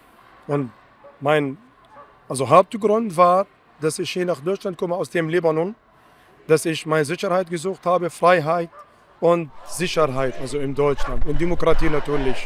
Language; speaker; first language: German; non-native, fluent; Arabic